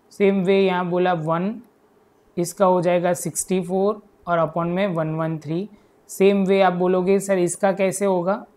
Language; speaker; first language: Hindi; non-native, local second language; Gujarati